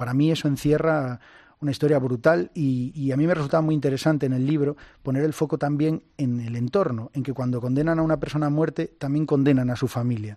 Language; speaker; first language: Spanish; native; Spanish